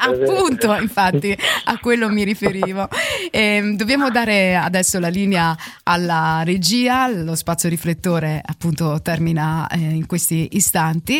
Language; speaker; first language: Italian; native; Italian